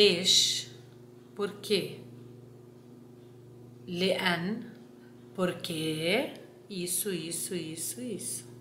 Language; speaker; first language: Portuguese; non-native, fluent; Arabic